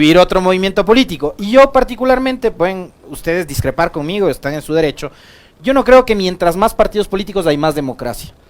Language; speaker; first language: Spanish; native; Spanish